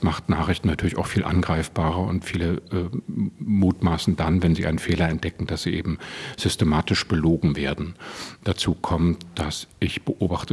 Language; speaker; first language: German; native; German